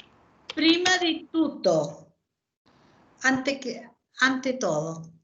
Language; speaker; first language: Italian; non-native, learner; Spanish